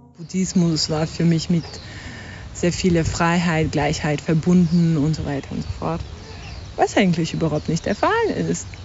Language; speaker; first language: German; non-native, fluent; French